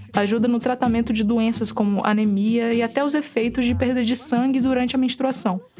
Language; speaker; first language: Portuguese; native; Portuguese